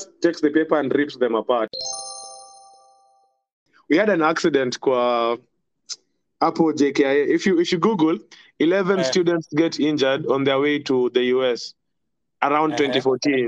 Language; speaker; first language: English; non-native, local second language; Swahili